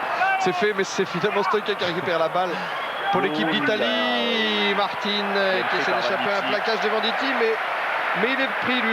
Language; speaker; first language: French; native; French